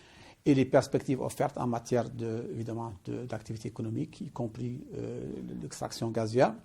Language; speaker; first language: French; non-native, local second language; Arabic